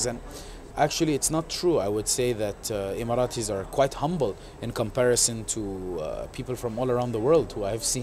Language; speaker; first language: English; non-native, local second language; Arabic